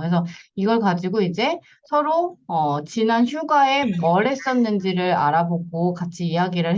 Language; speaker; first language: Korean; native; Korean